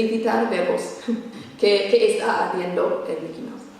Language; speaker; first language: Spanish; non-native, fluent; English